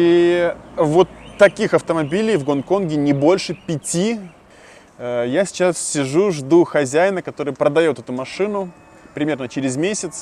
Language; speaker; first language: Russian; native; Russian